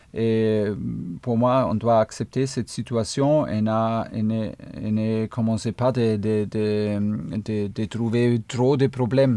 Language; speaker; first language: French; non-native, fluent; German